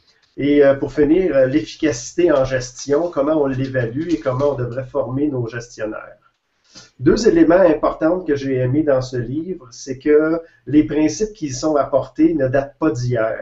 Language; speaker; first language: French; native; French